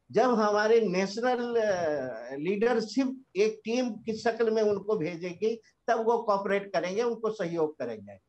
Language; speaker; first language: Hindi; native; Hindi